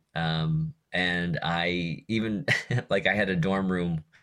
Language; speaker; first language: English; native; English